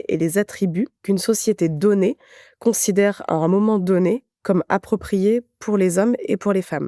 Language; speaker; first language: French; native; French